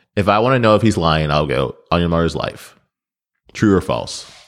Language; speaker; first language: English; native; English